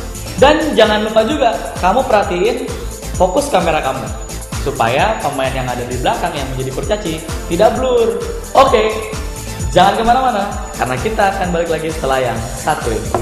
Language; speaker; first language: Indonesian; native; Indonesian